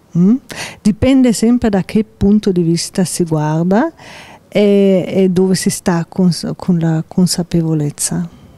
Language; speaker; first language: Italian; non-native, local second language; German